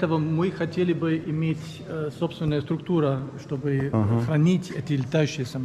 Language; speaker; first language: Russian; non-native, fluent; German